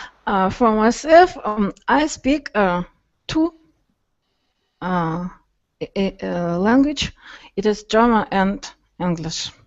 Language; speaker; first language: English; non-native, learner; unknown